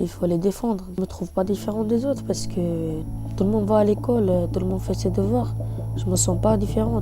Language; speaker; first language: French; early bilingual, other home language; Bulgarian